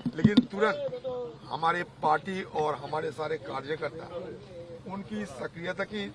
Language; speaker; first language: Hindi; non-native, local second language; Bangla